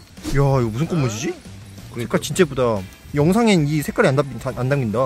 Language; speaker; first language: Korean; native; Korean